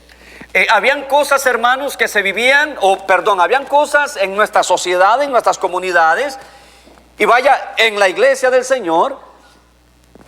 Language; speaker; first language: Spanish; native; Spanish